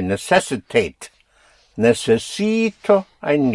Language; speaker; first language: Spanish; non-native, fluent; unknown